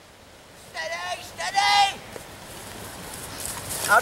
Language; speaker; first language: English; native; English